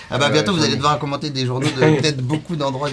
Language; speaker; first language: French; native; French